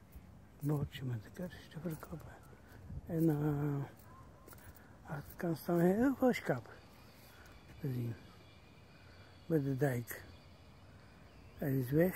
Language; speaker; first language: Dutch; non-native, learner; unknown